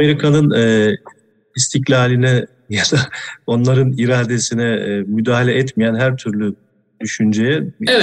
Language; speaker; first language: Turkish; native; Turkish